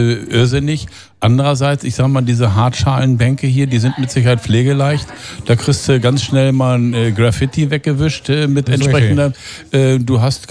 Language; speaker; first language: German; native; German